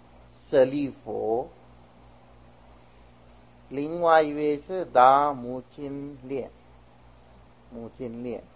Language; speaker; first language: Chinese; non-native, fluent; Sinhala